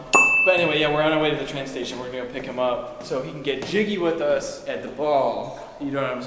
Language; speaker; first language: English; native; English